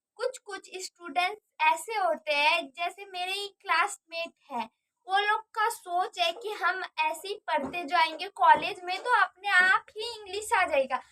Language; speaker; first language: Hindi; native; Hindi